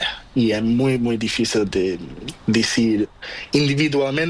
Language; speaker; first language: Spanish; non-native, learner; Portuguese